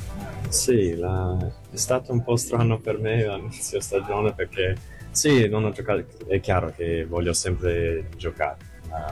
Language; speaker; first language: Italian; non-native, fluent; English